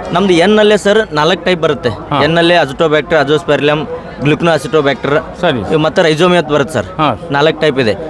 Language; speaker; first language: Kannada; native; Kannada